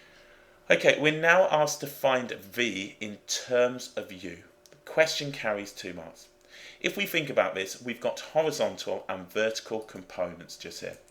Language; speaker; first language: English; native; English